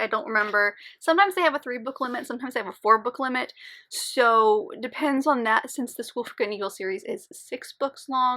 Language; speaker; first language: English; native; English